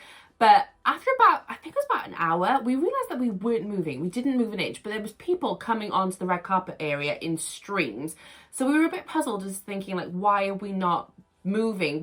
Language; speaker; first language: English; native; English